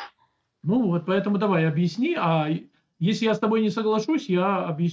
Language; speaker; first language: Russian; native; Russian